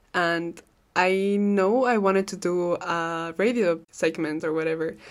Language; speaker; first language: English; non-native, fluent; Spanish